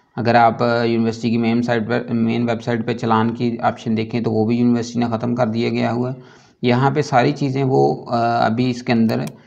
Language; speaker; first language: Urdu; non-native, local second language; Punjabi